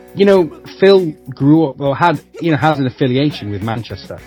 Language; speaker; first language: English; native; English